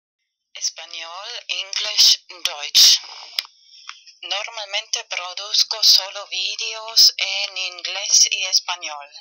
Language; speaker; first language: Spanish; non-native, fluent; German